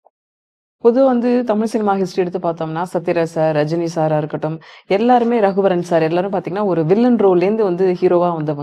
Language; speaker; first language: Tamil; native; Tamil